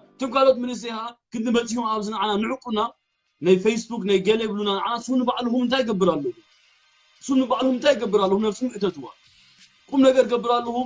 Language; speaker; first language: Tigrinya; early bilingual, heritage; Tigrinya